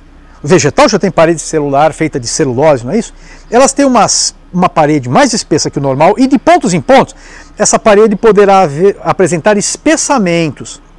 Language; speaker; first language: Portuguese; native; Portuguese